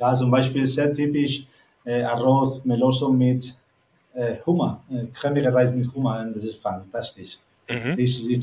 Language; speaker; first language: German; non-native, learner; Spanish